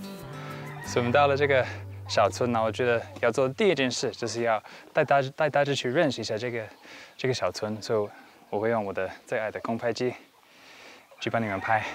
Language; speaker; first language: Chinese; early bilingual, heritage; Chinese